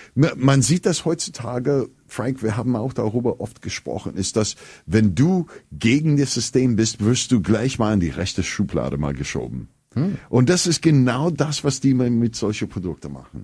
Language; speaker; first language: German; non-native, fluent; English